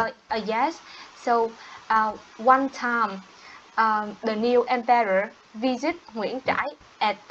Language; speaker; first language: English; non-native, learner; Vietnamese